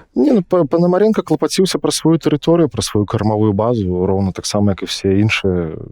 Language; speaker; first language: Belarusian; non-native, local second language; Russian